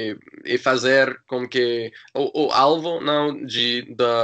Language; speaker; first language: Portuguese; non-native, learner; English